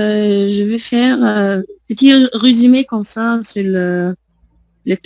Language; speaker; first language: French; non-native, learner; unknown